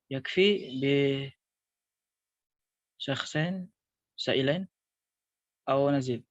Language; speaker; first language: Arabic; non-native, learner; Indonesian